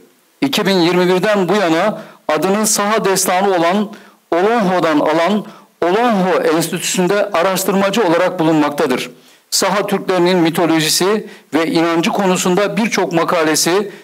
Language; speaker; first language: Turkish; native; Turkish